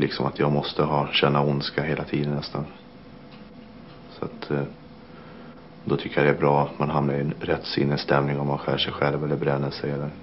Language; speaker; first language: Swedish; native; Swedish